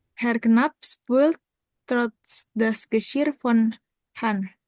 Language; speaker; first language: German; non-native, learner; Indonesian